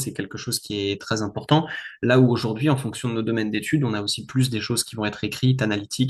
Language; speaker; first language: French; native; French